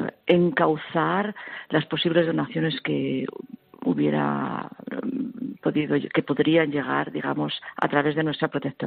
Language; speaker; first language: Spanish; native; Spanish